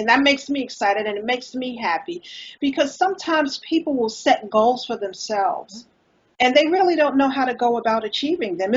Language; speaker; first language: English; native; English